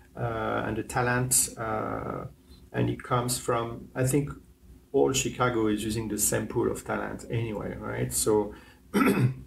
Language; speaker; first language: English; non-native, fluent; French